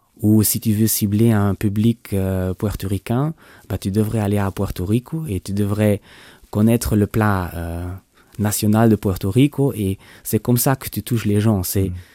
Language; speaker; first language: French; non-native, local second language; Luxembourgish